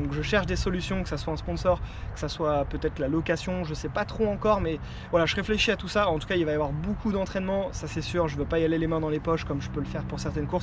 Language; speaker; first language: French; native; French